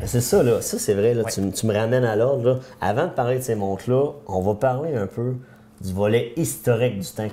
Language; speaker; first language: French; native; French